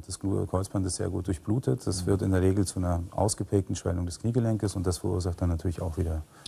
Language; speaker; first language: German; native; German